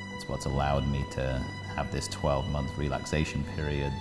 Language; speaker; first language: English; native; English